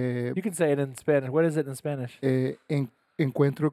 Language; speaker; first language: English; non-native, learner; Spanish